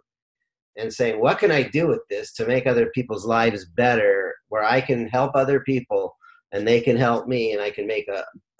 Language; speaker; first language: English; native; English